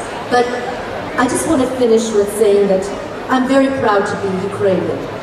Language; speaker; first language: English; early bilingual, other home language; Ukrainian